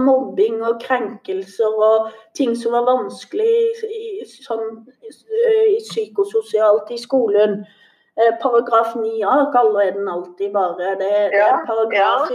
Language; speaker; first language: Norwegian; native; Norwegian